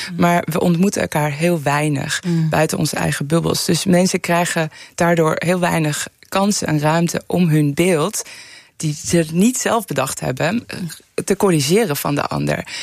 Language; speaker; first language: Dutch; early bilingual, other home language; Persian